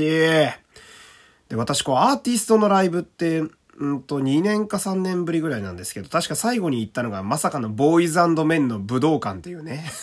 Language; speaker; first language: Japanese; native; Japanese